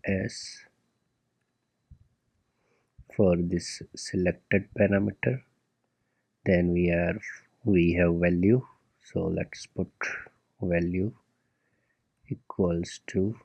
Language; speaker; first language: English; non-native, local second language; Gujarati